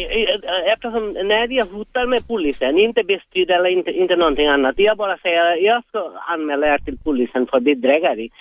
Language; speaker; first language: Swedish; non-native, fluent; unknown